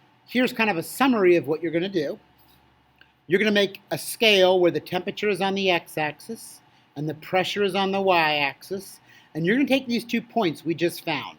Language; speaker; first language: English; native; English